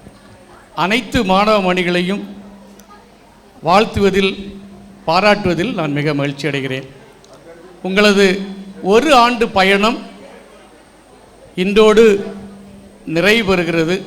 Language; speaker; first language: Tamil; native; Tamil